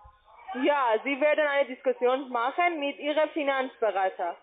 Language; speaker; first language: German; non-native, learner; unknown